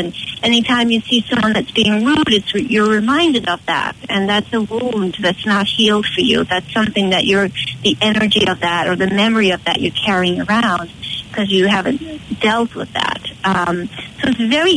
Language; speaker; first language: English; native; English